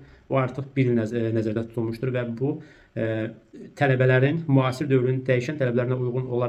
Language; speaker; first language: Azerbaijani; native; Azerbaijani